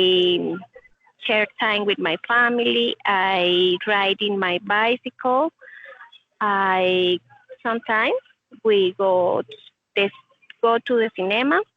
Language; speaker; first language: English; non-native, learner; Spanish